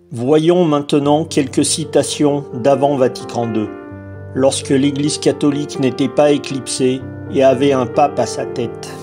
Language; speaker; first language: French; native; French